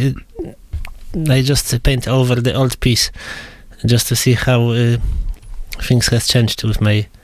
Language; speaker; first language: English; non-native, fluent; Polish